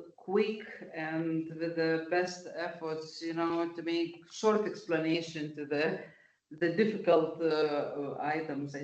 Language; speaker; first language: English; non-native, fluent; Lithuanian